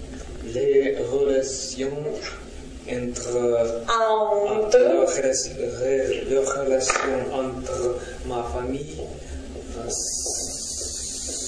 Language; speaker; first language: French; non-native, learner; Russian